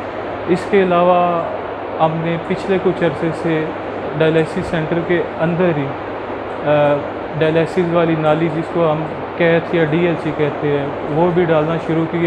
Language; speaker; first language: Hindi; non-native, local second language; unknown